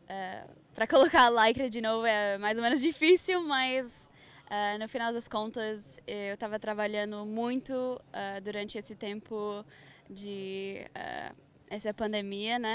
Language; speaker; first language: Portuguese; early bilingual, heritage; English